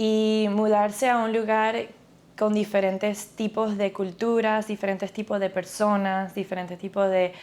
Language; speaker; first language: Spanish; early bilingual, other home language; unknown